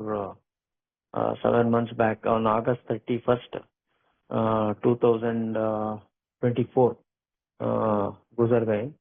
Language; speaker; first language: Hindi; non-native, local second language; Kannada